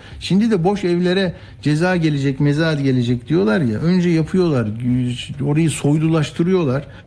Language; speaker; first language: Turkish; native; Turkish